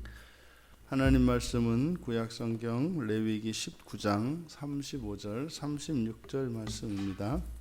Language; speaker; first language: Korean; native; Korean